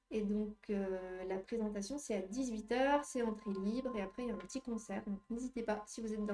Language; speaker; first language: French; native; French